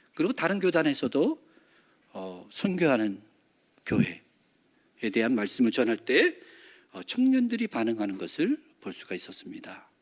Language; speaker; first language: Korean; native; Korean